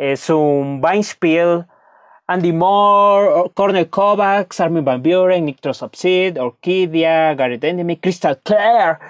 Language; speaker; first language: German; non-native, fluent; Spanish